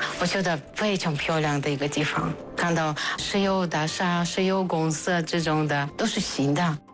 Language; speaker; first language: Chinese; non-native, fluent; Russian